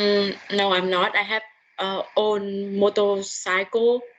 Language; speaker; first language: English; non-native, learner; Vietnamese